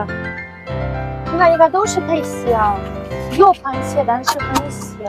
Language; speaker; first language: Chinese; non-native, learner; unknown